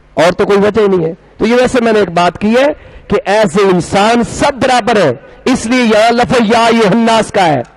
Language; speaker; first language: Urdu; non-native, local second language; Punjabi